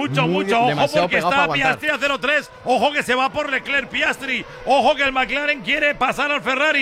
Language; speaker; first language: Spanish; native; Spanish